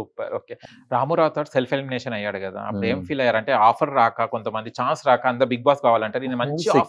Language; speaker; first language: Telugu; native; Telugu